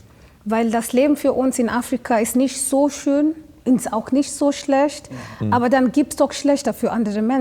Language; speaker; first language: German; non-native, fluent; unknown